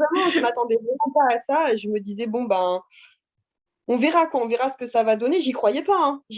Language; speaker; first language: French; native; French